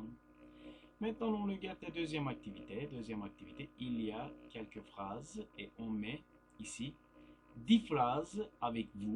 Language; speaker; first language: French; non-native, fluent; Turkish